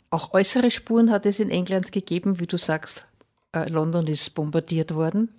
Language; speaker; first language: German; native; German